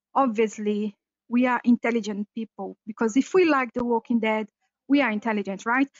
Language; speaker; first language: English; early bilingual, other home language; Portuguese